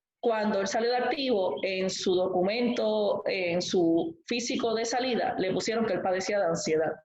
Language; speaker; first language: Spanish; native; Spanish